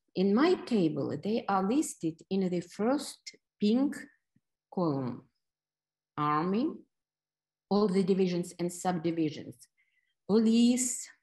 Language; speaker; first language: English; non-native, fluent; Ukrainian